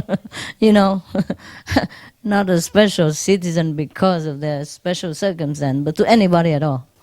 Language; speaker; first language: English; non-native, fluent; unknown